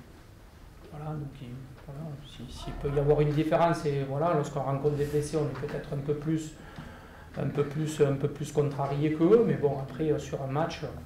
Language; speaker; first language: French; native; French